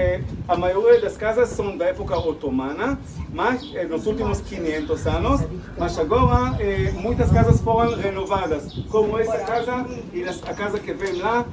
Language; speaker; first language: Portuguese; non-native, fluent; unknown